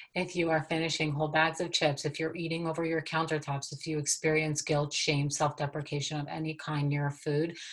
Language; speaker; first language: English; native; English